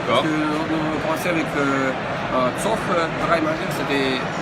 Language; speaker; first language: French; non-native, learner; Russian